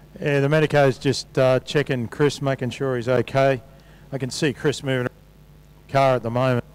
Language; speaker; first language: English; native; English